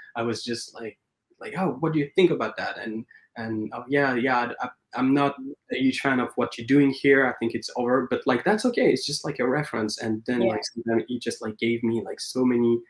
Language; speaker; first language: English; non-native, fluent; French